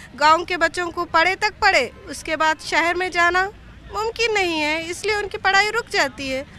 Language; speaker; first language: Hindi; non-native, local second language; Urdu